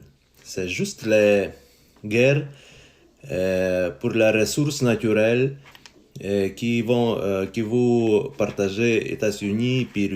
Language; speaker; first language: French; non-native, learner; Ukrainian